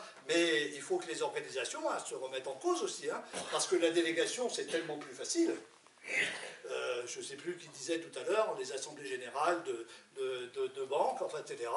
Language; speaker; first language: French; native; French